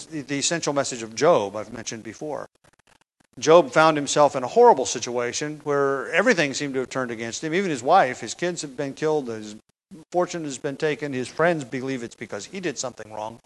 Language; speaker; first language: English; native; English